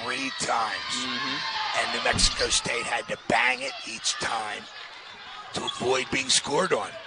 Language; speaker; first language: English; native; English